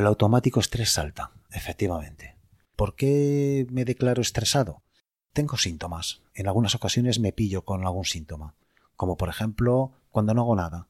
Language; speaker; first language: Spanish; native; Spanish